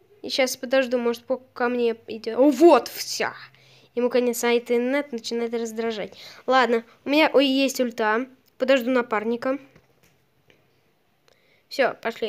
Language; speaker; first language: Russian; native; Russian